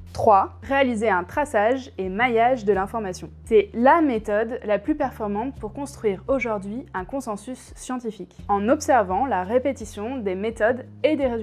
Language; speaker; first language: French; native; French